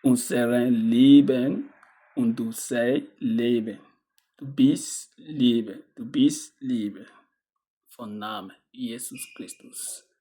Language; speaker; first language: German; non-native, learner; French